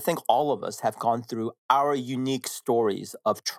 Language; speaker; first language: English; early bilingual, other home language; Korean